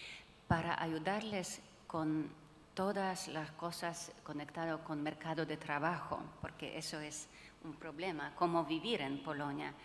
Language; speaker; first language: Spanish; non-native, fluent; Polish